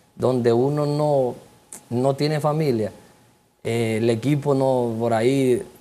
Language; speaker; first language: Spanish; native; Spanish